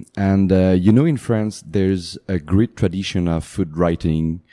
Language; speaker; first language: English; non-native, fluent; French